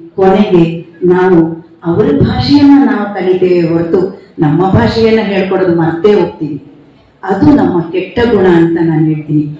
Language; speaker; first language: Kannada; non-native, local second language; Konkani